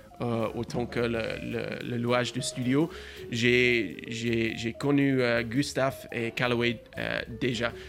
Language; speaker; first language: French; non-native, learner; English